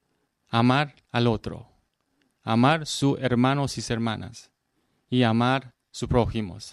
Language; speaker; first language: Spanish; non-native, learner; Korean